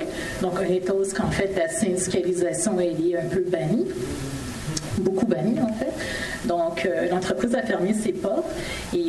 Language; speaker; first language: French; native; French